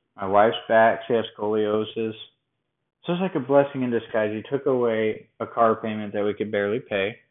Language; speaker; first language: English; native; English